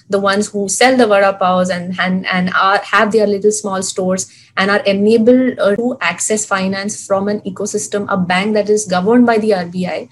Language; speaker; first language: English; non-native, local second language; Hindi